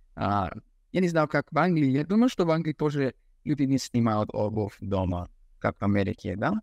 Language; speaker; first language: Russian; non-native, fluent; English